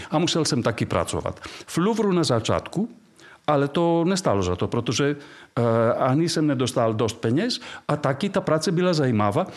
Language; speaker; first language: Czech; non-native, fluent; Greek